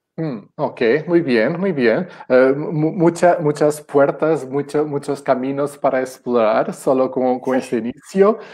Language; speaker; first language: Spanish; non-native, fluent; Portuguese